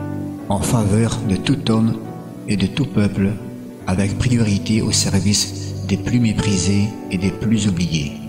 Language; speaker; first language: French; native; French